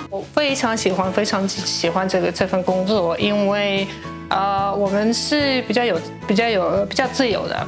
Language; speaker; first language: Chinese; non-native, fluent; Russian